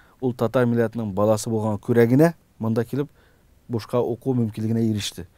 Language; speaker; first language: Tatar; early bilingual, heritage; Tatar